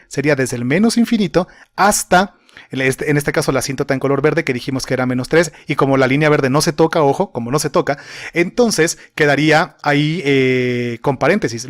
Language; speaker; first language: Spanish; native; Spanish